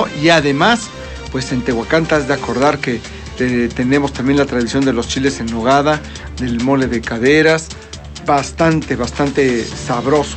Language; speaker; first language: Spanish; native; Spanish